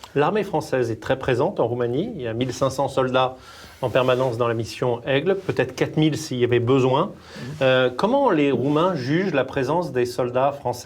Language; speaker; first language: French; native; French